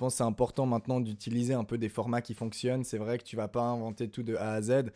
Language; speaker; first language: French; native; French